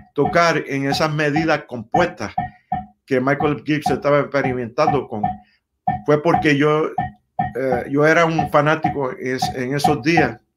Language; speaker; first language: Spanish; early bilingual, heritage; Spanish